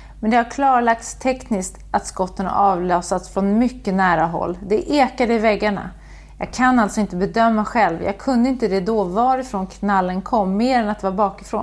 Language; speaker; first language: Swedish; native; Swedish